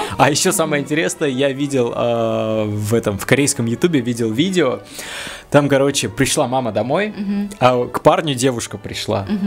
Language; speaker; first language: Russian; native; Russian